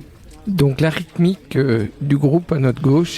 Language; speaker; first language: French; native; French